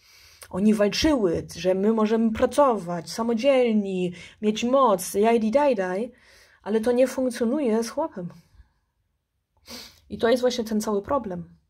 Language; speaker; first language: Polish; early bilingual, heritage; Polish